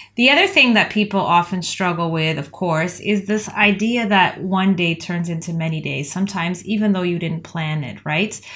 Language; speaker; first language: English; native; English